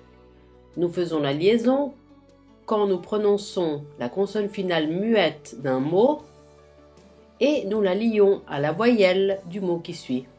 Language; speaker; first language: French; non-native, fluent; Italian